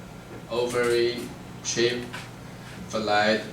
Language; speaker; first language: English; non-native, learner; Chinese